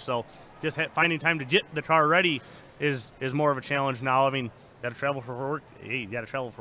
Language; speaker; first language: English; native; English